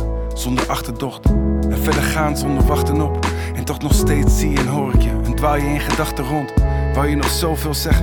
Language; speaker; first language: Dutch; native; Dutch